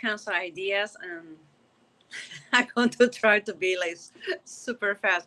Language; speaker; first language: English; non-native, fluent; Spanish